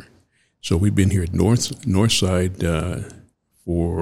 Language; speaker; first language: English; native; English